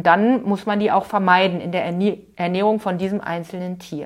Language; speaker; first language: German; native; German